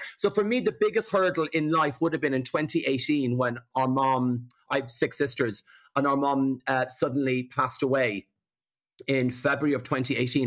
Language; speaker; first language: English; native; English